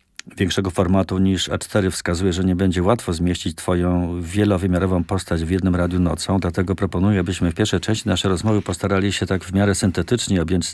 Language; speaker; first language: Polish; native; Polish